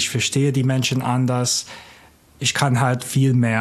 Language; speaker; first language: German; non-native, fluent; English